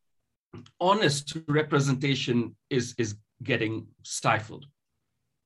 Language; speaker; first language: English; non-native, local second language; Bangla